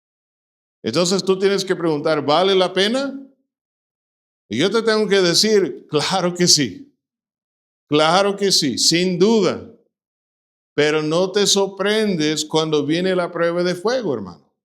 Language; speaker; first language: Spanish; non-native, fluent; English